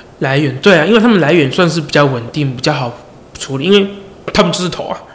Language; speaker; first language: Chinese; native; Chinese